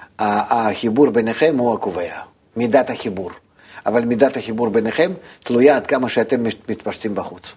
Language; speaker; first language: Hebrew; non-native, fluent; Russian